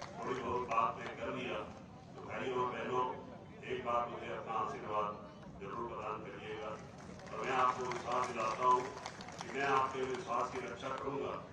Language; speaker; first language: Hindi; native; Hindi